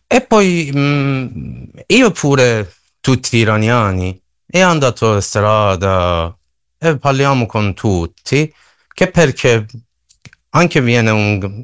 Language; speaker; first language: Italian; non-native, learner; Persian